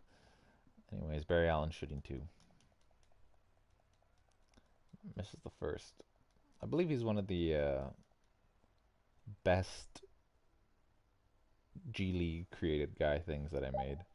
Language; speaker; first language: English; native; English